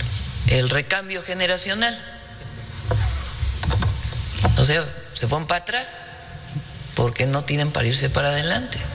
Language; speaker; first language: Spanish; native; Spanish